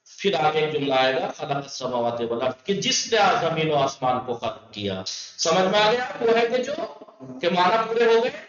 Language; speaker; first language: Urdu; native; Urdu